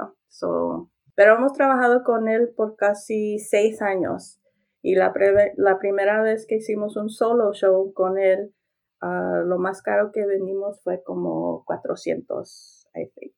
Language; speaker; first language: Spanish; early bilingual, heritage; Spanish